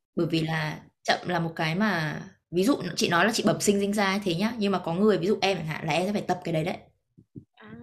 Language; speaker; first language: Vietnamese; native; Vietnamese